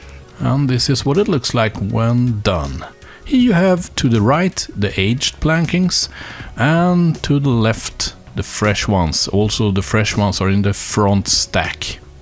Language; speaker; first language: English; non-native, fluent; Swedish